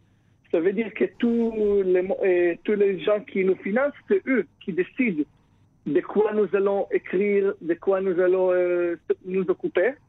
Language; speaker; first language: French; non-native, fluent; Hebrew